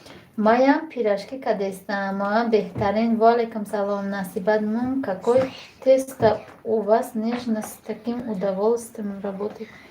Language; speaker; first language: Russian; non-native, learner; Tajik